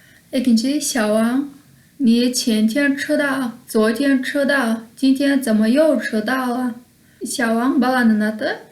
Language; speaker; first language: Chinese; non-native, fluent; Kyrgyz